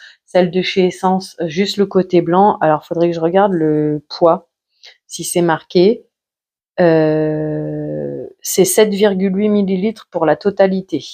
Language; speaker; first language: French; native; French